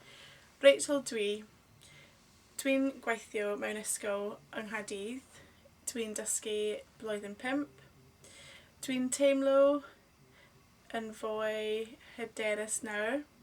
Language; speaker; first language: Welsh; non-native, learner; English